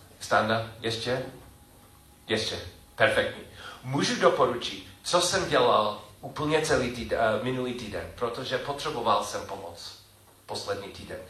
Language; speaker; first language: Czech; non-native, learner; English